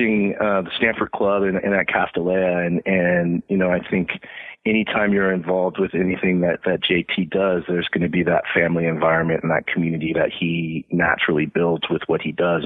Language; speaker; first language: English; native; English